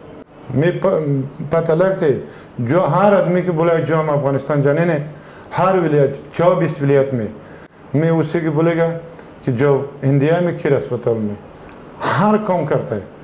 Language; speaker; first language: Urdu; non-native, learner; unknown